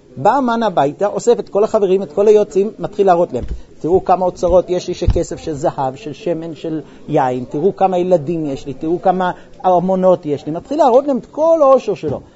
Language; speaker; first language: Hebrew; non-native, fluent; English